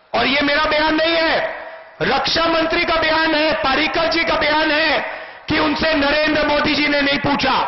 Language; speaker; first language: Hindi; native; Hindi